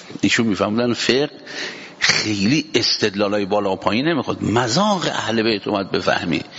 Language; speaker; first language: Persian; native; Persian